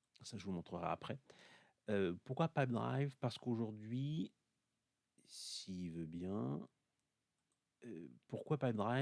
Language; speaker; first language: French; native; French